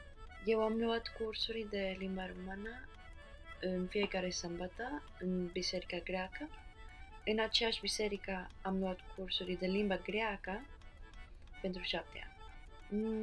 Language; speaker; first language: Romanian; non-native, learner; Spanish